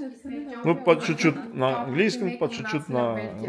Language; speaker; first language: Russian; non-native, fluent; Armenian